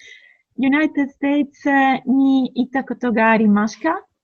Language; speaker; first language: Japanese; non-native, learner; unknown